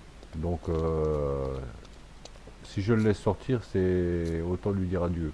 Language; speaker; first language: French; native; French